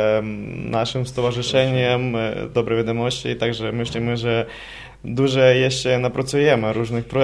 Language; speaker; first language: Polish; non-native, learner; Ukrainian